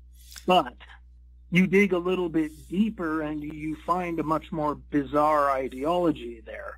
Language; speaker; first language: English; native; English